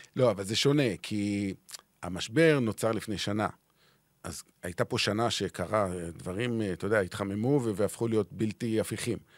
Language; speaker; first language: Hebrew; native; Hebrew